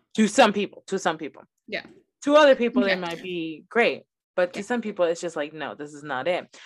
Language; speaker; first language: English; early bilingual, other home language; Spanish